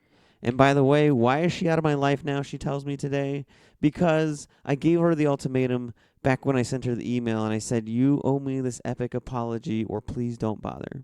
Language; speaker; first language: English; native; English